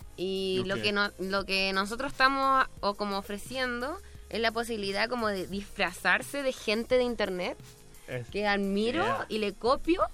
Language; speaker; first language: Spanish; native; Spanish